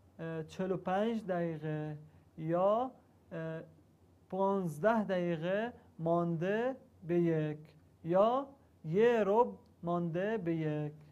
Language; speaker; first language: Persian; non-native, learner; Arabic